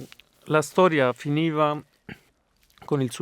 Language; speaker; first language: Italian; native; Italian